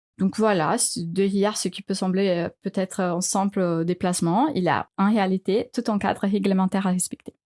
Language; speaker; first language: French; non-native, fluent; Portuguese